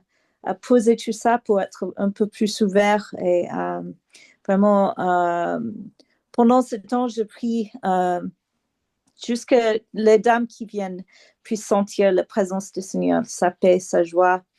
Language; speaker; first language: French; non-native, fluent; English